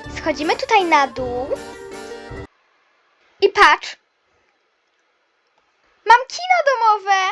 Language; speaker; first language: Polish; native; Polish